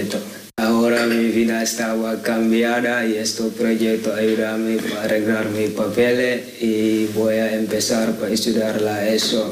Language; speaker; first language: Spanish; non-native, learner; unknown